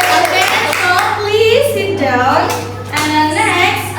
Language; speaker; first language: English; non-native, learner; Indonesian